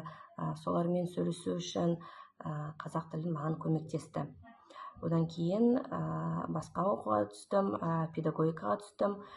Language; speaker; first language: Kazakh; non-native, local second language; Russian